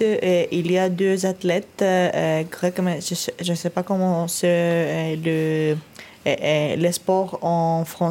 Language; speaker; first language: French; non-native, learner; Greek